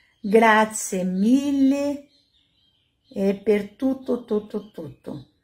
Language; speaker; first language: Italian; non-native, learner; Portuguese